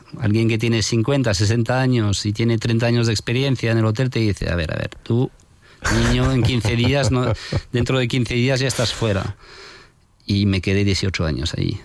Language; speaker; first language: Spanish; non-native, fluent; French